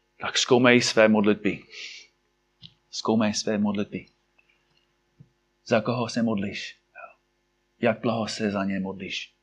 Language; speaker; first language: Czech; non-native, fluent; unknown